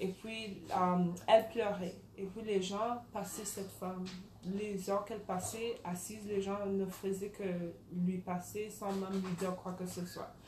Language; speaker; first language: French; early bilingual, other home language; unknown